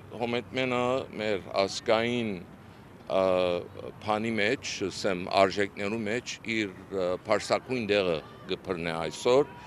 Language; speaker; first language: Armenian; early bilingual, heritage; Armenian